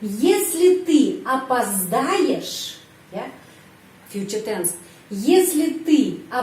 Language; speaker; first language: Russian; non-native, fluent; Indonesian